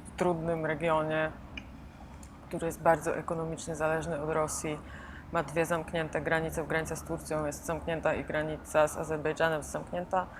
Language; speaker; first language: Polish; native; Polish